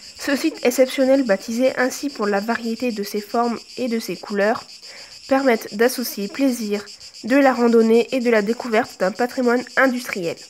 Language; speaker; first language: French; native; French